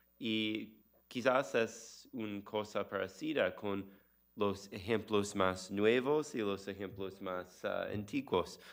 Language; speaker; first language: Spanish; non-native, learner; English